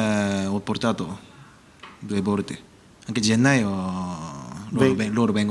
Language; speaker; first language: Italian; non-native, learner; Japanese